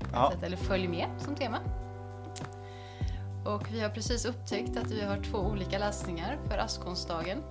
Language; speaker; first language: Swedish; native; Swedish